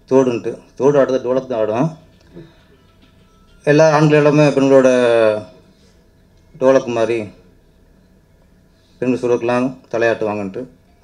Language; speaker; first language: Tamil; native; Tamil